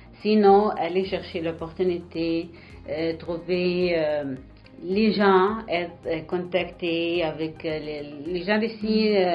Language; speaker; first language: French; non-native, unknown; Arabic